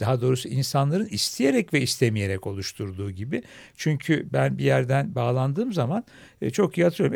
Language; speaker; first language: Turkish; native; Turkish